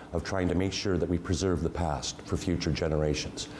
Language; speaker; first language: English; native; English